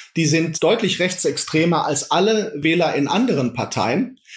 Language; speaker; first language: German; native; German